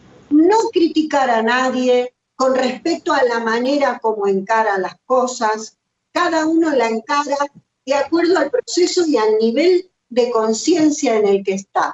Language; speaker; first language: Spanish; native; Spanish